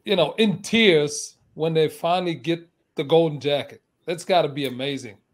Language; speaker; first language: English; non-native, fluent; German